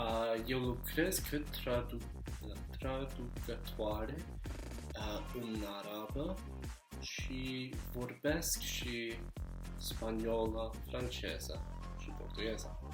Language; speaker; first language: Romanian; non-native, learner; English